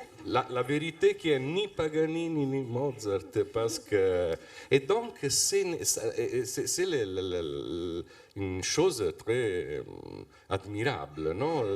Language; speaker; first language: French; non-native, fluent; Italian